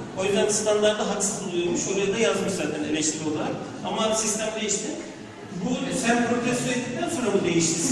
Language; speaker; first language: Turkish; native; Turkish